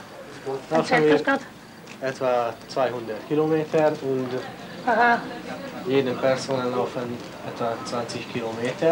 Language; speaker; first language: German; non-native, learner; Hungarian